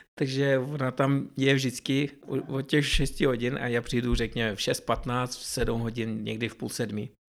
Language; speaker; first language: Czech; early bilingual, other home language; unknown